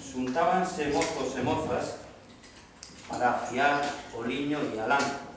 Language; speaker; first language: Galician; native; Galician